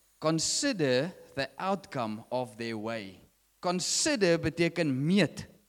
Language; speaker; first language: English; non-native, local second language; Afrikaans